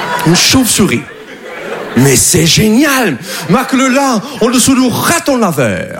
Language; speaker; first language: French; non-native, fluent; English